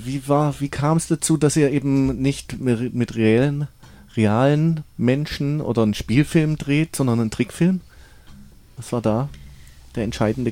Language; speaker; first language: German; native; German